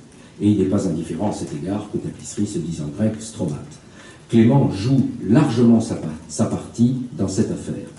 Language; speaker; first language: French; native; French